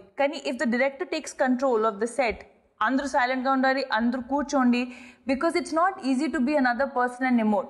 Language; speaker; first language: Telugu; non-native, fluent; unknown